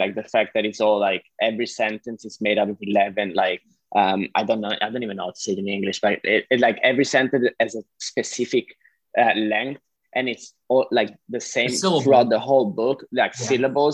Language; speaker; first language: English; non-native, fluent; Italian